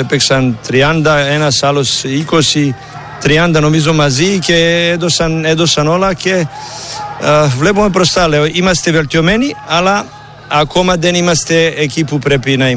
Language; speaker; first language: Greek; non-native, learner; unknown